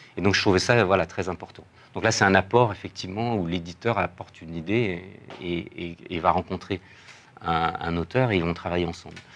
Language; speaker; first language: French; native; French